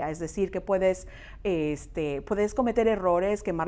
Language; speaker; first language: Spanish; native; Spanish